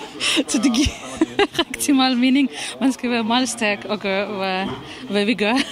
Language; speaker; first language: Danish; non-native, fluent; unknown